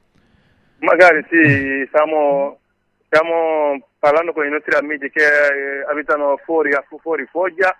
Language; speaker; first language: Italian; non-native, learner; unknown